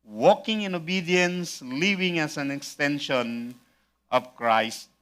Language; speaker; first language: English; non-native, local second language; Filipino